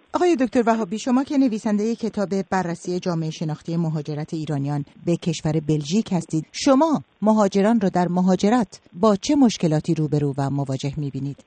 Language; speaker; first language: Persian; native; Persian